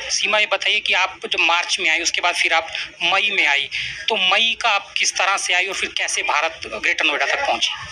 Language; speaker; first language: Hindi; native; Hindi